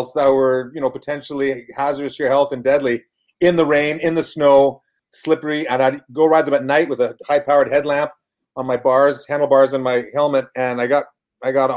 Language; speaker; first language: English; native; English